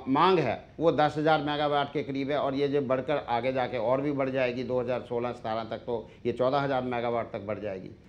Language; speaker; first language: Hindi; native; Hindi